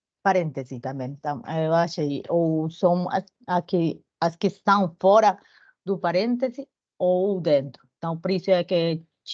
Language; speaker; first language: Portuguese; non-native, learner; Spanish